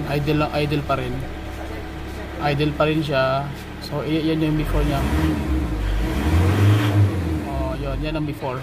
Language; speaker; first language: Filipino; native; Filipino